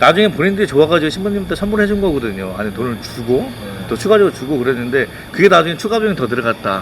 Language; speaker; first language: Korean; native; Korean